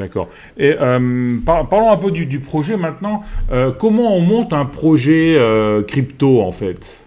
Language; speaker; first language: French; native; French